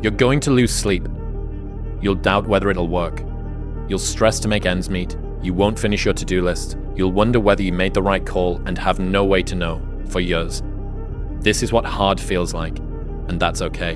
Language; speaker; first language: English; native; English